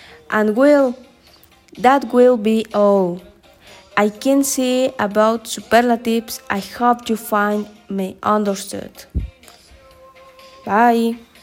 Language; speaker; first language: English; non-native, learner; Spanish